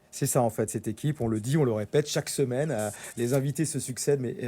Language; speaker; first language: French; native; French